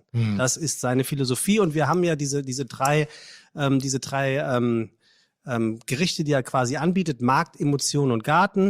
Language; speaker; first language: German; native; German